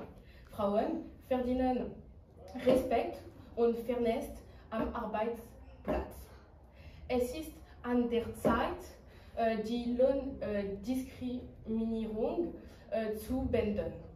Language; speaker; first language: German; non-native, learner; French